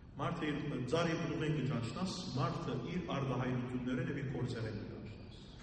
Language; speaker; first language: Armenian; early bilingual, heritage; Armenian